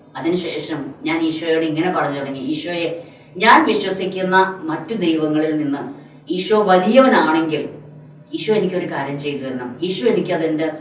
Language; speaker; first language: Malayalam; non-native, local second language; Tamil